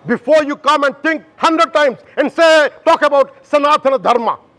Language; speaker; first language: English; non-native, local second language; Telugu